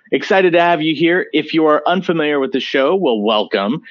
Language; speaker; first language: English; native; English